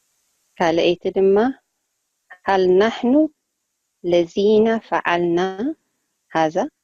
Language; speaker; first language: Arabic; non-native, learner; Tigrinya